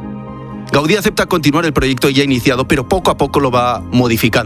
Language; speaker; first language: Spanish; native; Spanish